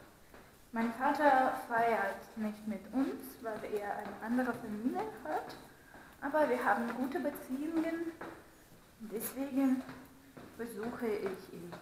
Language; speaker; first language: German; non-native, fluent; Russian